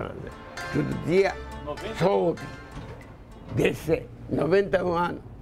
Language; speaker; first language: Portuguese; non-native, learner; Japanese